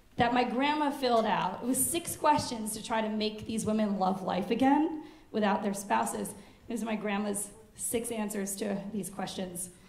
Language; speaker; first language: English; native; English